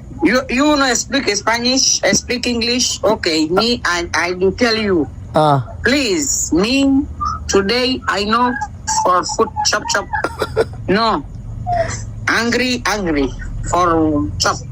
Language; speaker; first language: English; non-native, learner; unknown